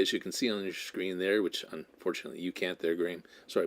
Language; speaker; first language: English; native; English